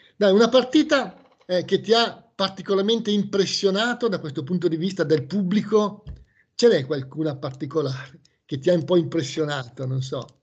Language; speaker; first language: Italian; native; Italian